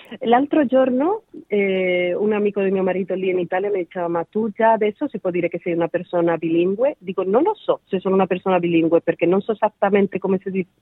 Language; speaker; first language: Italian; non-native, fluent; Spanish